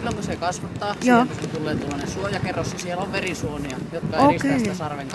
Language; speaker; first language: Finnish; native; Finnish